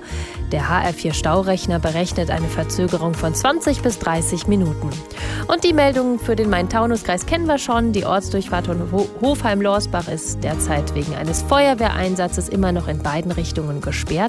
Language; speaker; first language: German; native; German